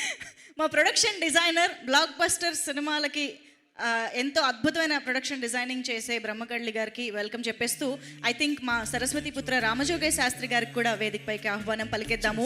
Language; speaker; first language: Telugu; native; Telugu